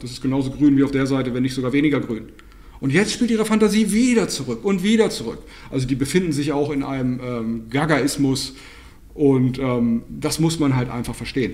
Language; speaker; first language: German; native; German